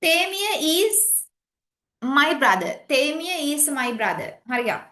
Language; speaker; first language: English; non-native, fluent; Sinhala